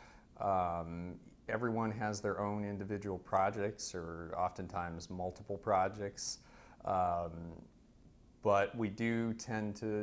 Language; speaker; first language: English; native; English